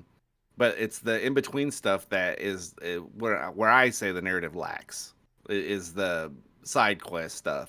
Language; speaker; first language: English; native; English